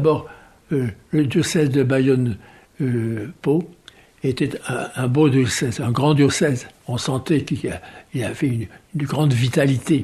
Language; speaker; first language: French; native; French